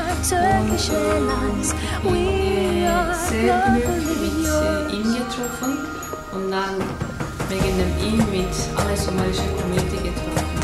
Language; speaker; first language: German; non-native, fluent; Turkish